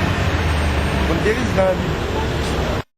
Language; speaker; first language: French; native; French